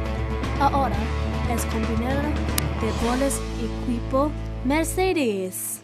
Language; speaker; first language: Spanish; non-native, learner; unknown